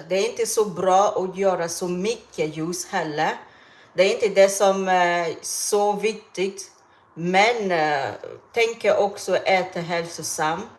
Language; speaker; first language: Swedish; non-native, fluent; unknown